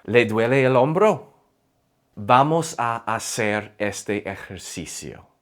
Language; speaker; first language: Spanish; non-native, fluent; English